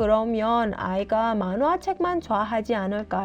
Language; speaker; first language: Korean; non-native, fluent; Persian